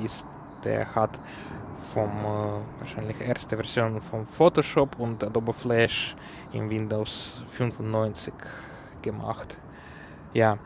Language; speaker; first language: German; non-native, learner; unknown